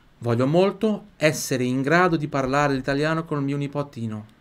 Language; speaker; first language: Italian; non-native, fluent; Portuguese